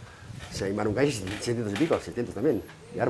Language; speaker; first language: Spanish; native; Spanish